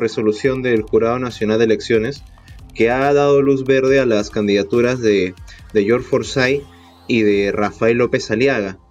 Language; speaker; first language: Spanish; native; Spanish